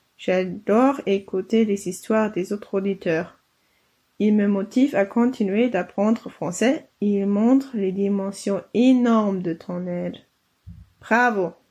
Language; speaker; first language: French; non-native, fluent; German